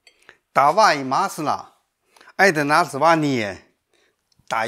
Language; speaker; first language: Russian; non-native, learner; Chinese